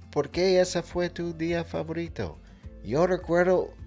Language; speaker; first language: Spanish; non-native, learner; English